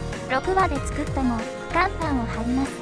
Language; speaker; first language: Japanese; native; Japanese